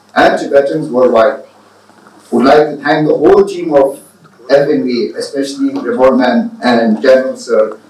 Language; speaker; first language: English; non-native, local second language; Tibetan